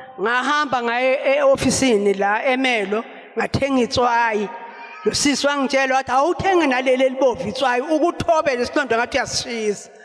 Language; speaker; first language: Zulu; non-native, local second language; Swati